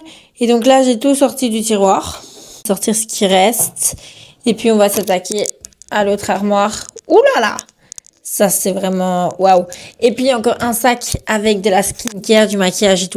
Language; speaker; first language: French; native; French